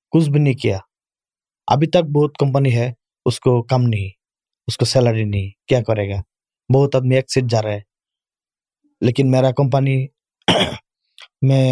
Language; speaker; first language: Urdu; non-native, learner; Bangla